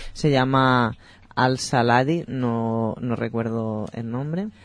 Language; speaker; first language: Spanish; native; Spanish